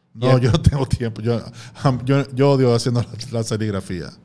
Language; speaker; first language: Spanish; early bilingual, heritage; Spanish